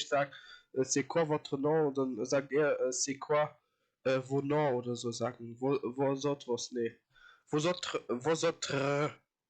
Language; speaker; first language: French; non-native, learner; German